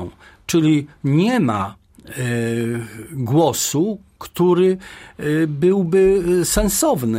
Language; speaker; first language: Polish; native; Polish